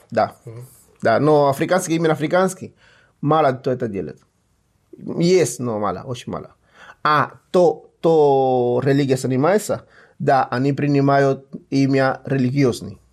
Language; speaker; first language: Russian; non-native, fluent; Spanish